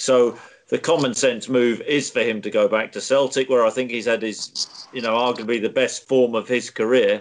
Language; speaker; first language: English; native; English